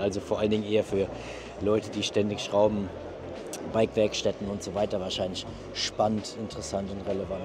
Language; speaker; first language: German; native; German